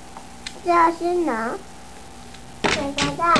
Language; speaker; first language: Japanese; native; Japanese